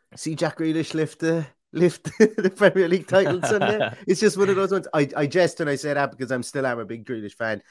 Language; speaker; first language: English; native; English